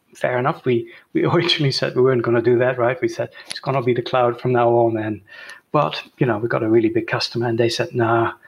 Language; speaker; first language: English; non-native, fluent; Dutch